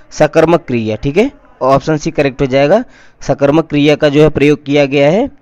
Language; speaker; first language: Hindi; native; Hindi